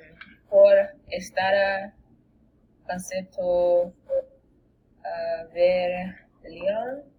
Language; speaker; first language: Spanish; non-native, learner; English